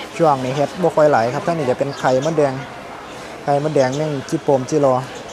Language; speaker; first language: Thai; native; Thai